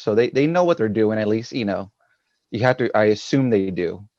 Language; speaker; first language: English; native; English